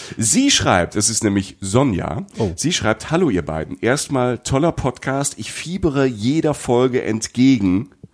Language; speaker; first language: German; native; German